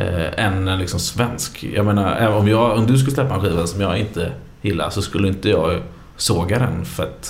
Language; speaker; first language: Swedish; native; Swedish